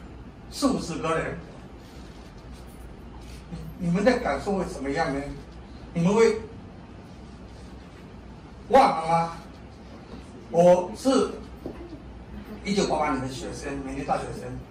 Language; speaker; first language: Chinese; non-native, learner; Burmese